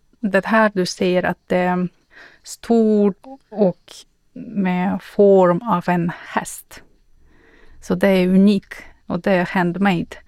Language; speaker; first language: Swedish; non-native, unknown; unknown